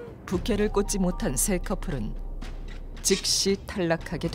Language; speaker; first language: Korean; native; Korean